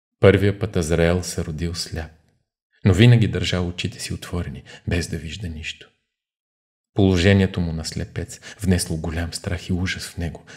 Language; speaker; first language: Bulgarian; native; Bulgarian